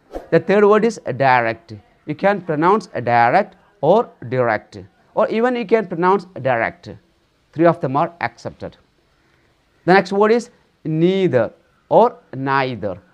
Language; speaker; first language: English; non-native, local second language; Malayalam